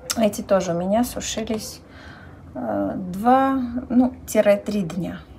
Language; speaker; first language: Russian; non-native, local second language; Armenian